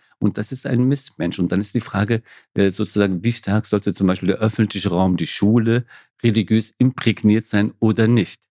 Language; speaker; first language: German; early bilingual, other home language; Kurdish